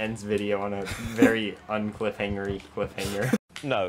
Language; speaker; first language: English; native; English